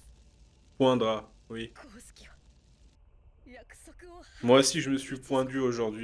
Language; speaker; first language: French; native; French